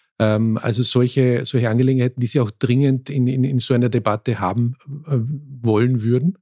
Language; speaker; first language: German; native; German